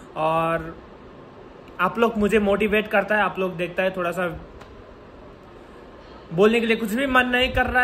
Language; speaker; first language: Hindi; non-native, local second language; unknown